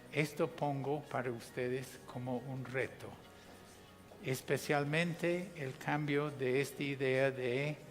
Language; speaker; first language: Spanish; non-native, fluent; English